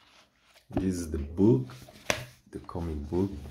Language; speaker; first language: English; non-native, fluent; Portuguese